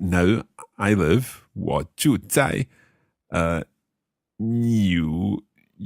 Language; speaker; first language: Chinese; non-native, learner; English